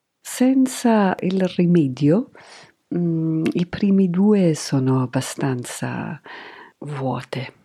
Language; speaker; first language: Italian; non-native, fluent; English